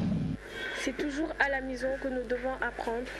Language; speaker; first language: French; non-native, local second language; Lingala